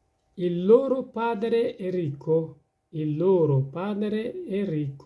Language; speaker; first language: Italian; non-native, fluent; Persian